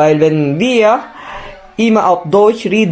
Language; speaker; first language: German; non-native, learner; Filipino